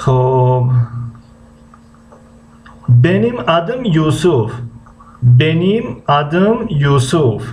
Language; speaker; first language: Turkish; non-native, fluent; Tajik